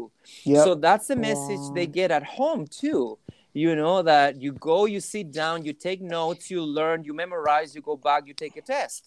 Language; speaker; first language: English; non-native, fluent; Spanish